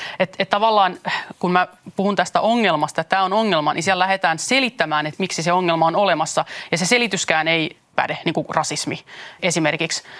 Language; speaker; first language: Finnish; early bilingual, other home language; Kurdish